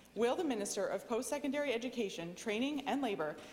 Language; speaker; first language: English; native; English